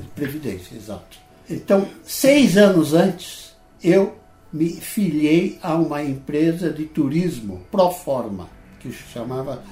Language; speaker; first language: Portuguese; non-native, fluent; Dutch